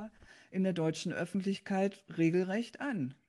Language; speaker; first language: German; native; German